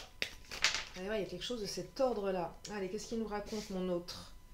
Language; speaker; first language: French; native; French